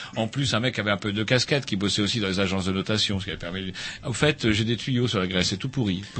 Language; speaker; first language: French; native; French